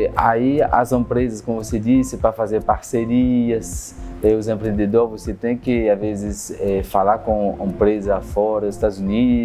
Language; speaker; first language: Portuguese; non-native, fluent; French